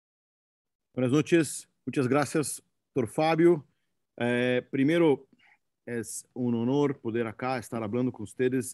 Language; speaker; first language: Spanish; non-native, fluent; Portuguese